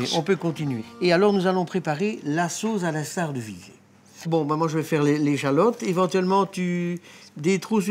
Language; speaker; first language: French; native; French